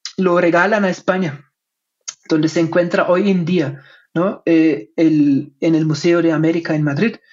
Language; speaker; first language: Spanish; non-native, fluent; German